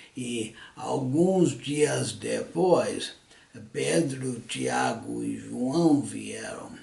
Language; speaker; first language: Portuguese; early bilingual, other home language; English